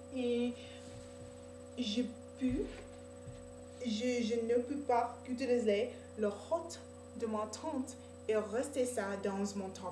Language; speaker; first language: French; non-native, learner; English